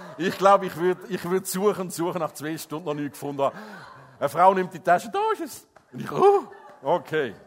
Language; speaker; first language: German; non-native, fluent; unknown